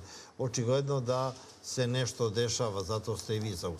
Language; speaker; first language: Bosnian; native; Bosnian